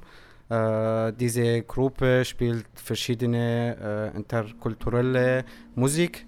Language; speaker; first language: German; non-native, fluent; Arabic